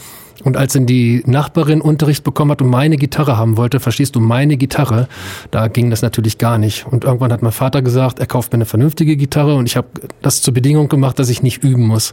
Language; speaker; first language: German; native; German